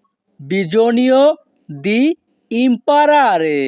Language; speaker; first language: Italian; non-native, fluent; Bangla